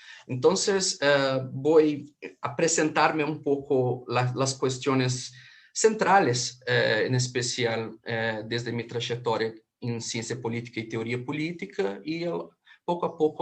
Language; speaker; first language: Spanish; non-native, fluent; Portuguese